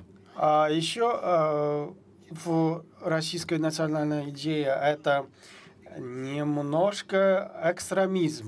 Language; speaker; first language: Russian; non-native, fluent; Chinese